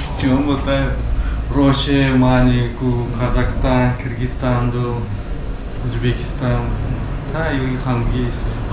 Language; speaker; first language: Korean; non-native, learner; Russian